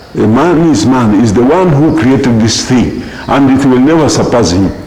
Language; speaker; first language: English; non-native, local second language; Swahili